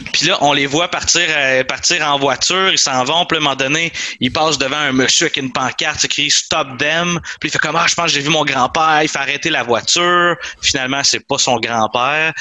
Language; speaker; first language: French; native; French